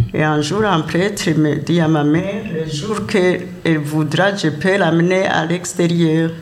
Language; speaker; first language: French; non-native, local second language; Rundi